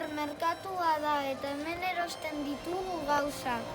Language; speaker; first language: Basque; non-native, local second language; Spanish